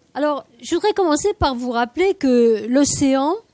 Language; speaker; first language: French; native; French